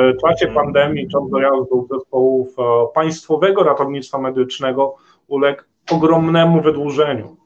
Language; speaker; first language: Polish; native; Polish